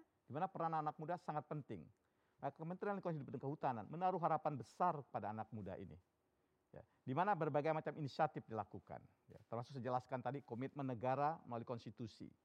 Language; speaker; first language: Indonesian; native; Indonesian